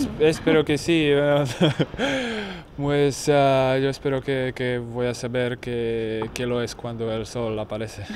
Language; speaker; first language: Spanish; non-native, fluent; Czech